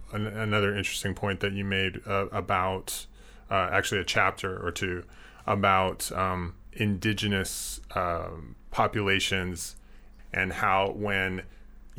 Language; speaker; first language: English; native; English